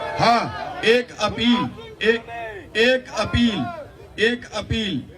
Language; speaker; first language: Hindi; native; Hindi